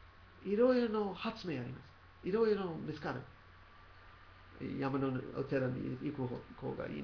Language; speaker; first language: Japanese; non-native, learner; English